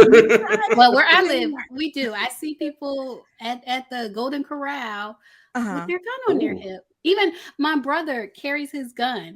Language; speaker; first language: English; native; English